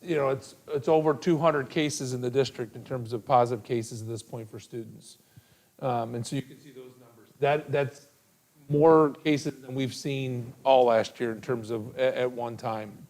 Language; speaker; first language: English; native; English